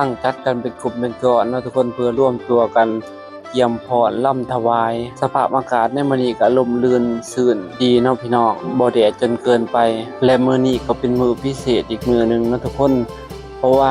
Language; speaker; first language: Thai; non-native, local second language; Lao